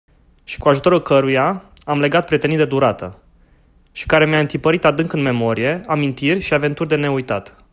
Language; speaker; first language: Romanian; native; Romanian